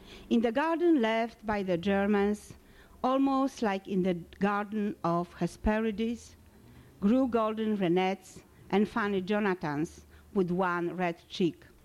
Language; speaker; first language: English; non-native, fluent; Polish